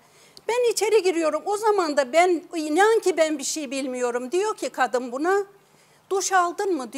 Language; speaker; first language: Turkish; native; Turkish